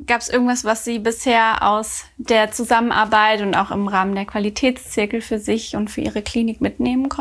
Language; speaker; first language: German; native; German